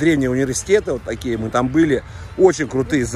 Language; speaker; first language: Russian; native; Russian